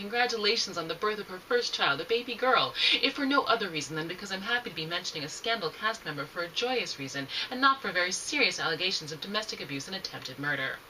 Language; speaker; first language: English; native; English